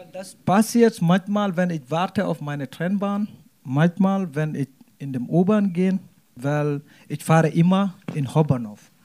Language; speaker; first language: German; non-native, learner; Wolof